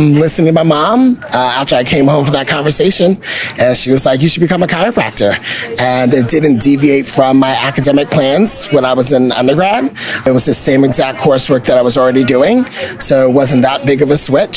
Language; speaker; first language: English; native; English